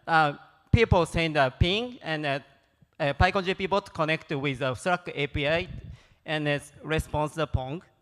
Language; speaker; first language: English; non-native, learner; Japanese